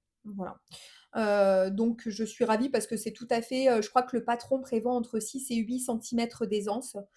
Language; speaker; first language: French; native; French